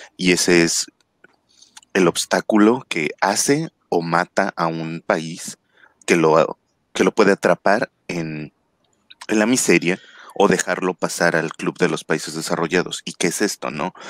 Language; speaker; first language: Spanish; native; Spanish